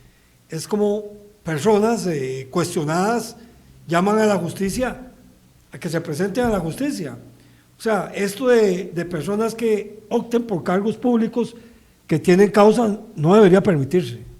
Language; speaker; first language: Spanish; native; Spanish